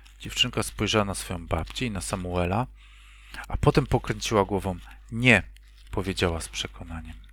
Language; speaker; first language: Polish; native; Polish